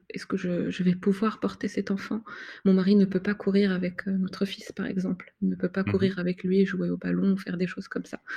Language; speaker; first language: French; non-native, local second language; Arabic